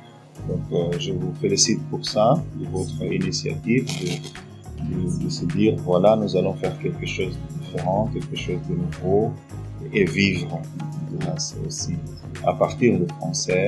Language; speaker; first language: French; non-native, fluent; Portuguese